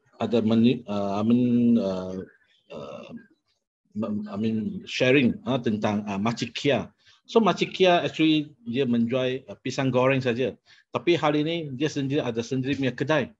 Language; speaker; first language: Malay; non-native, local second language; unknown